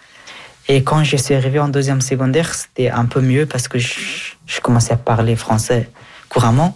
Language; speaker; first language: French; non-native, fluent; Persian